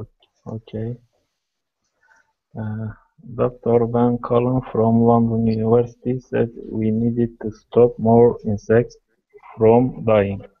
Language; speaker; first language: English; non-native, learner; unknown